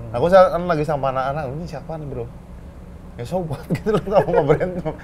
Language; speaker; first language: Indonesian; native; Indonesian